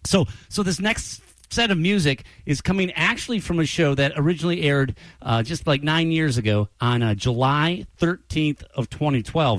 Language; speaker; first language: English; native; English